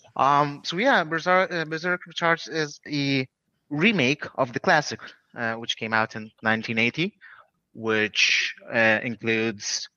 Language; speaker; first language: English; non-native, fluent; Lithuanian